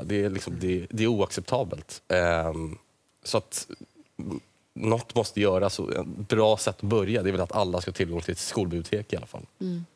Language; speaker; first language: Swedish; native; Swedish